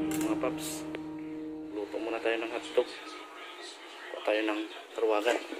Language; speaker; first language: Filipino; non-native, local second language; Cebuano